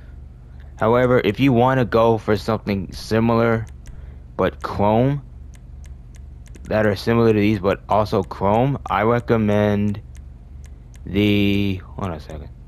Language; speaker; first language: English; native; English